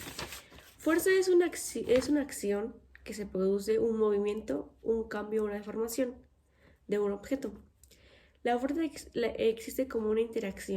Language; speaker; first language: Spanish; native; Spanish